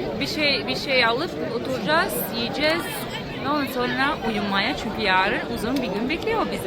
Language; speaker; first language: Turkish; non-native, fluent; Albanian